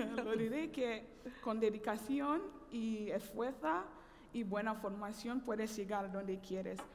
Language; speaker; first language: Spanish; non-native, fluent; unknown